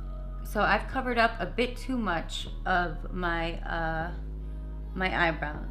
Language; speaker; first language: English; native; English